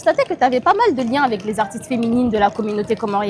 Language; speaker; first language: French; native; French